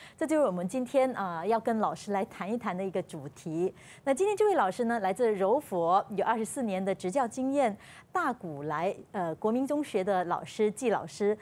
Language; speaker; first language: Chinese; native; Chinese